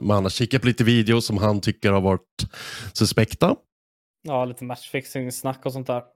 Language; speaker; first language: Swedish; native; Swedish